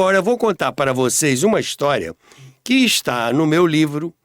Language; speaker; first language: Portuguese; native; Portuguese